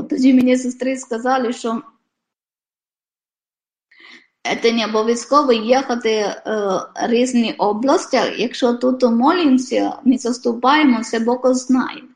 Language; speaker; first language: Ukrainian; non-native, fluent; Polish